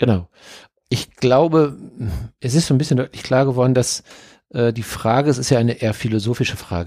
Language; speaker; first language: German; native; German